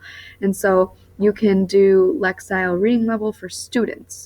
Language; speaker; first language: English; native; English